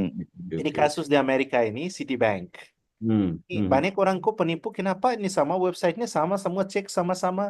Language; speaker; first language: Indonesian; non-native, learner; Nepali